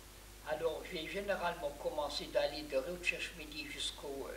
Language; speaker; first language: French; non-native, fluent; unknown